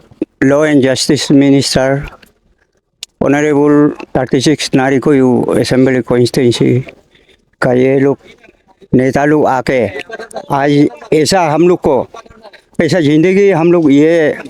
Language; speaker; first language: Hindi; non-native, local second language; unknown